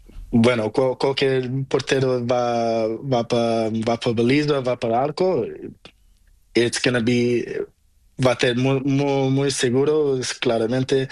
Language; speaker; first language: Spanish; non-native, learner; Portuguese